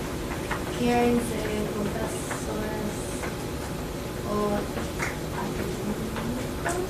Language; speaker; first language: Spanish; non-native, learner; English